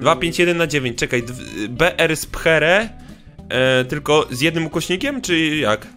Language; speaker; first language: Polish; native; Polish